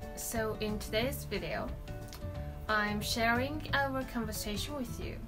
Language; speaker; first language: English; non-native, fluent; Japanese